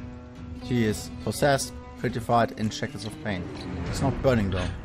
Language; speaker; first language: English; non-native, fluent; German